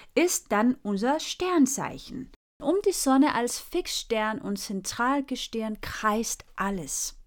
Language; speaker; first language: German; non-native, fluent; Danish